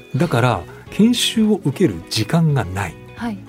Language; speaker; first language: Japanese; native; Japanese